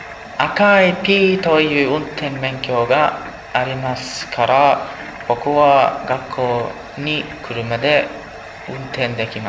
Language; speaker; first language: Japanese; non-native, learner; English